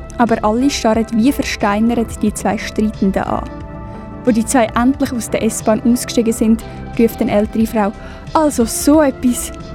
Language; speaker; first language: German; native; German